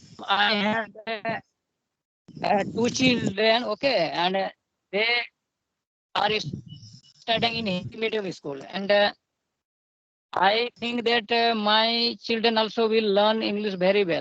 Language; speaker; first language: English; non-native, learner; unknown